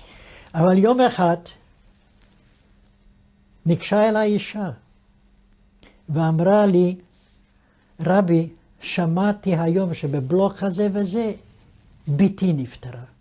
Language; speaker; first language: Hebrew; non-native, fluent; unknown